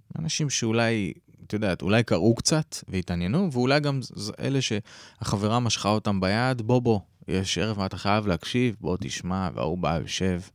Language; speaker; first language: Hebrew; native; Hebrew